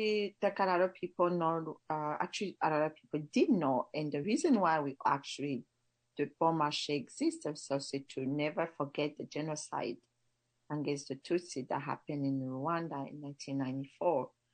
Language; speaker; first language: English; non-native, local second language; Kinyarwanda